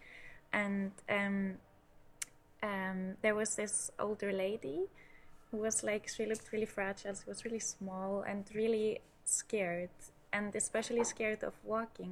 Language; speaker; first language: English; non-native, fluent; Icelandic